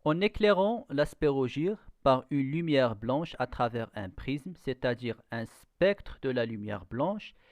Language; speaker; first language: French; non-native, local second language; Arabic